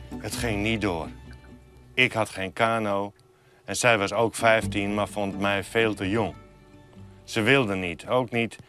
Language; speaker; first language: Dutch; non-native, local second language; Western Frisian